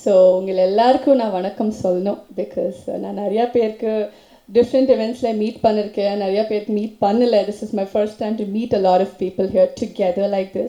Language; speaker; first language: Tamil; non-native, local second language; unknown